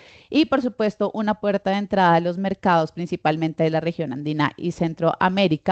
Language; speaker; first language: Spanish; native; Spanish